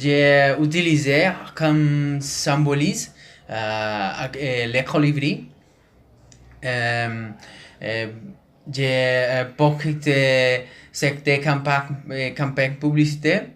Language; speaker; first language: French; non-native, learner; Spanish